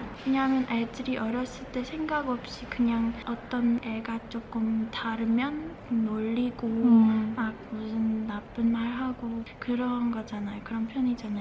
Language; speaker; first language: Korean; early bilingual, heritage; Czech